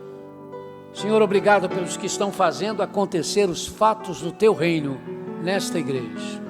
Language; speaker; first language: Portuguese; native; Portuguese